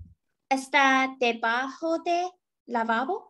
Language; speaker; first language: Spanish; non-native, learner; English